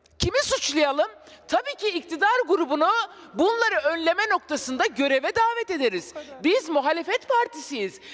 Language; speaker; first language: Turkish; non-native, local second language; Kurdish